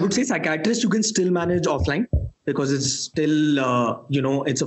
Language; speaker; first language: English; non-native, local second language; Hindi